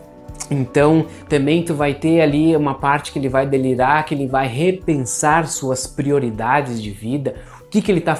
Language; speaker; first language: Portuguese; native; Portuguese